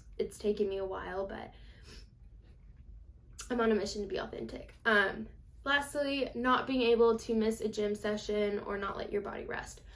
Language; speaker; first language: English; native; English